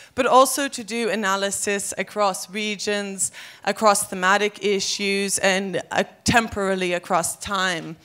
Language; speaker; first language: English; native; English